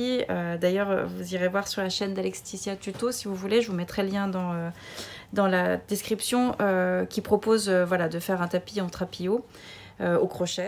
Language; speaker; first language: French; native; French